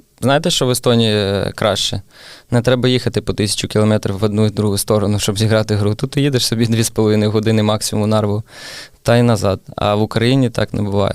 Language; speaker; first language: Ukrainian; non-native, local second language; Russian